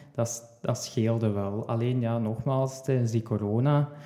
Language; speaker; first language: Dutch; native; Dutch